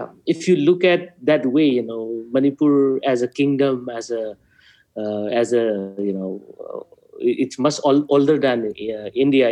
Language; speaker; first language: English; non-native, local second language; Manipuri